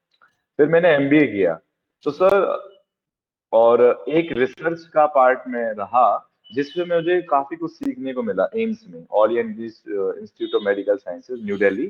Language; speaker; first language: Hindi; native; Hindi